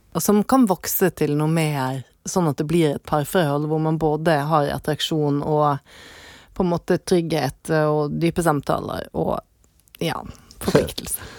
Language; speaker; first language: Norwegian; native; Norwegian